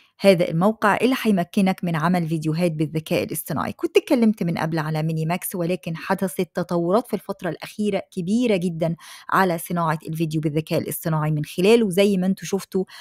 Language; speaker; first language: Arabic; native; Arabic